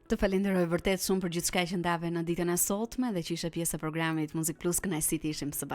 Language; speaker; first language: Albanian; native; Albanian